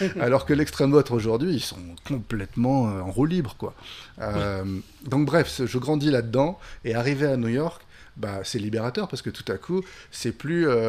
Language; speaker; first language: French; native; French